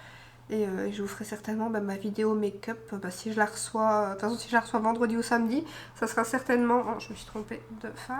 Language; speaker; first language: French; native; French